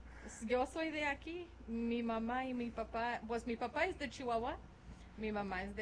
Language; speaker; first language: Spanish; early bilingual, other home language; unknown